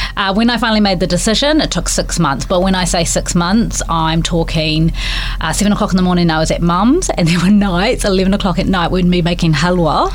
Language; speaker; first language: English; native; English